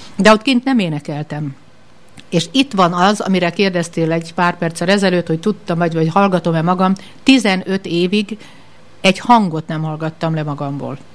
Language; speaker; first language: Hungarian; native; Hungarian